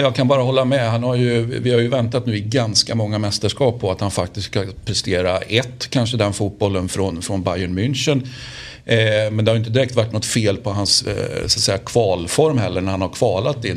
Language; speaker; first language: Swedish; native; Swedish